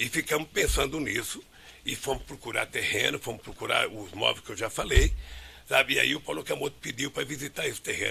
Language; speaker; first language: Portuguese; native; Portuguese